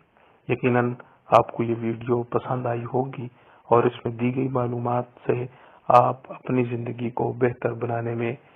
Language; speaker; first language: Urdu; native; Urdu